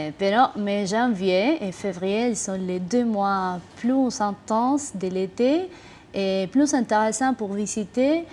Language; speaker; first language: French; non-native, fluent; Spanish